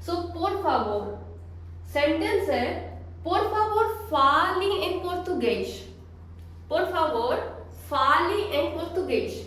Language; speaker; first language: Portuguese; non-native, fluent; Hindi